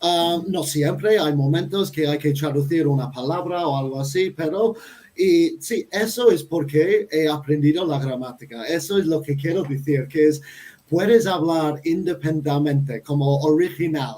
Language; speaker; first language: Spanish; non-native, fluent; English